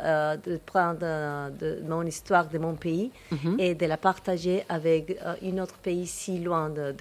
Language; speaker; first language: French; non-native, learner; Spanish